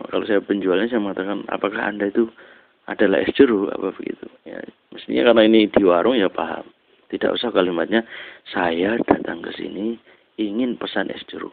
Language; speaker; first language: Indonesian; native; Indonesian